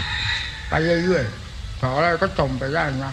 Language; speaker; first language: Thai; native; Thai